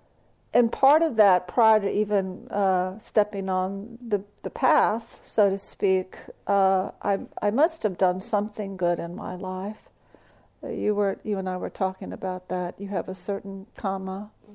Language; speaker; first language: English; native; English